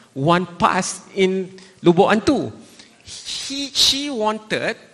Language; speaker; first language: English; non-native, local second language; Malay